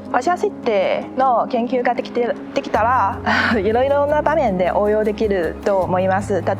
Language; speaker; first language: Japanese; non-native, fluent; Chinese